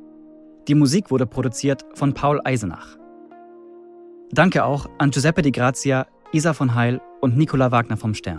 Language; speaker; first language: German; native; German